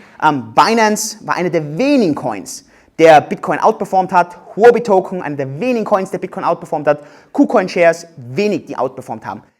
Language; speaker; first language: German; native; German